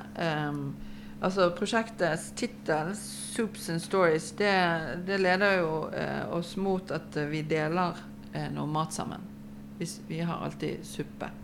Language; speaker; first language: Norwegian; native; Norwegian